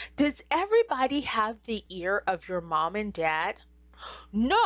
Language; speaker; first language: English; native; English